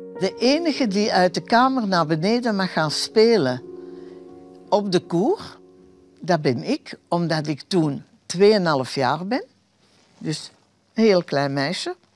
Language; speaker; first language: Dutch; early bilingual, other home language; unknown